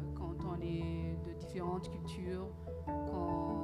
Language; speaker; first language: French; early bilingual, other home language; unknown